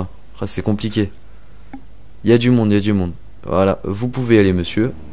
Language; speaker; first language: French; native; French